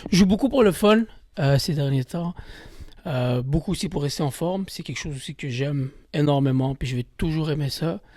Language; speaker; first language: French; early bilingual, other home language; Kabyle